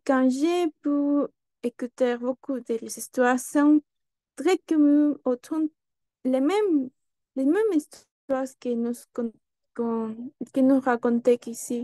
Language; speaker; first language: French; non-native, learner; Spanish